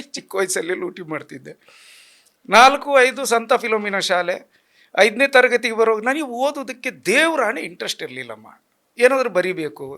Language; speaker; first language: Kannada; native; Kannada